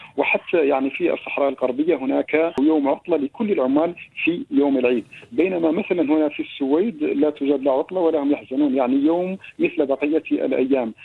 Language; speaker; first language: Arabic; native; Arabic